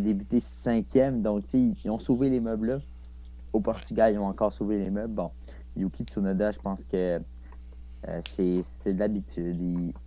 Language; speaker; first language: French; native; French